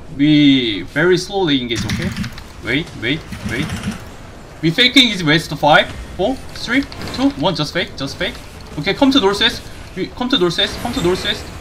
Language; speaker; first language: English; non-native, learner; Korean